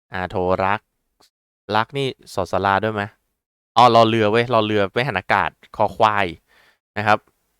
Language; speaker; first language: Thai; native; Thai